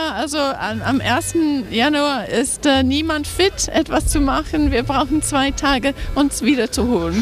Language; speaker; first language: German; non-native, fluent; English